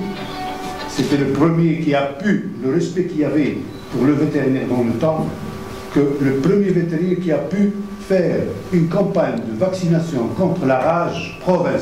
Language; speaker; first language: French; non-native, local second language; Arabic